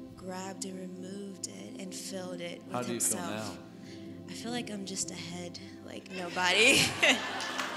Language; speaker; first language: English; native; English